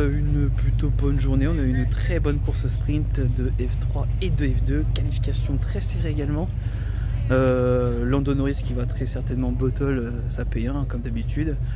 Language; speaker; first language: French; native; French